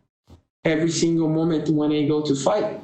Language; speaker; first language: English; non-native, learner; Portuguese